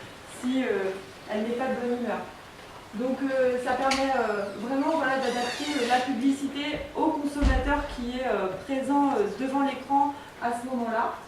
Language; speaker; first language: French; native; French